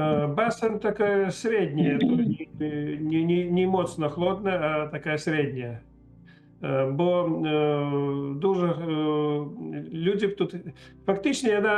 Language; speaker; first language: Polish; non-native, learner; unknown